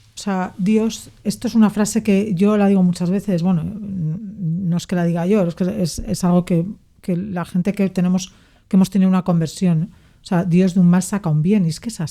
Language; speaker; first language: Spanish; native; Spanish